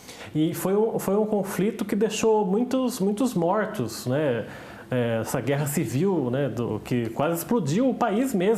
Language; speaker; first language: Portuguese; native; Portuguese